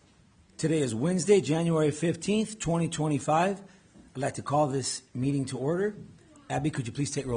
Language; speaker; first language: English; native; English